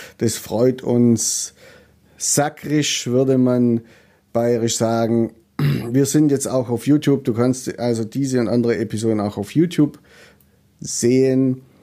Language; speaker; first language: German; native; German